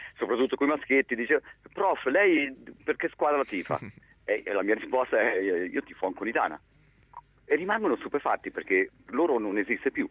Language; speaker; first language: Italian; native; Italian